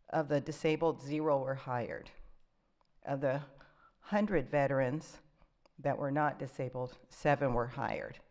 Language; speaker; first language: English; native; English